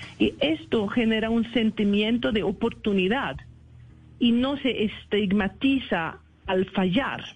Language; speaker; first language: Spanish; non-native, fluent; Swedish